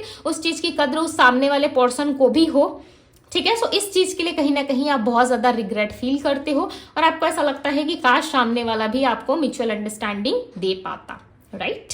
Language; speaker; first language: Hindi; native; Hindi